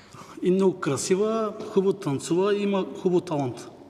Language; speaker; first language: Bulgarian; non-native, local second language; Turkish